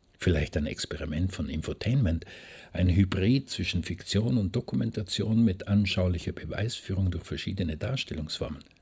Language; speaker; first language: German; native; German